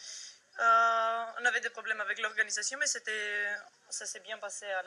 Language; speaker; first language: French; non-native, learner; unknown